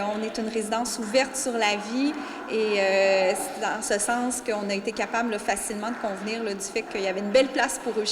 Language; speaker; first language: French; native; French